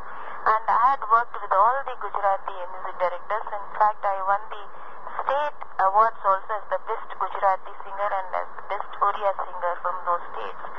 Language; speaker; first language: English; non-native, local second language; Tamil